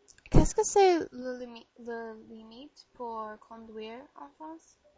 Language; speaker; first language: French; non-native, learner; English